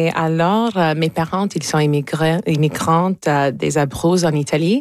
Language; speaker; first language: French; non-native, local second language; English